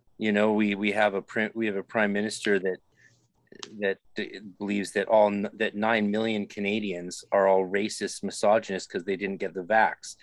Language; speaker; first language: English; native; English